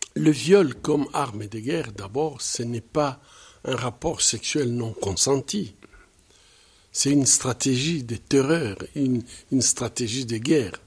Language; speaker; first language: French; non-native, local second language; Swahili